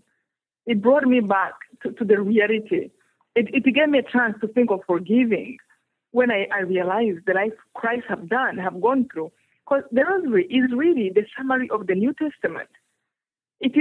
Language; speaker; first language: English; non-native, local second language; Kinyarwanda